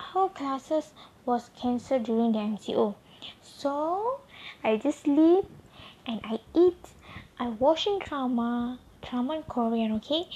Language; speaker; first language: English; non-native, local second language; Malay